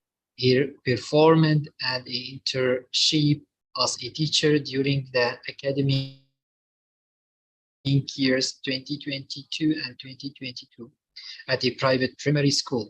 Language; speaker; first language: English; non-native, learner; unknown